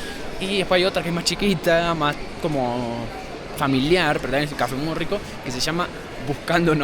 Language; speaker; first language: Spanish; native; Spanish